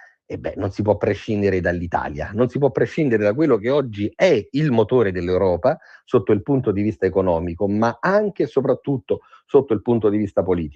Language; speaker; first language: Italian; native; Italian